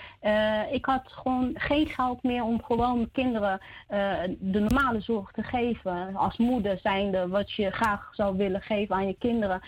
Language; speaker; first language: Dutch; early bilingual, other home language; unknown